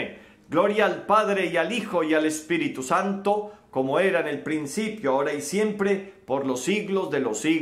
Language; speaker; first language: Spanish; native; Spanish